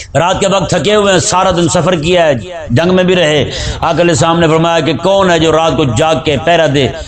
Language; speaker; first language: Urdu; native; Urdu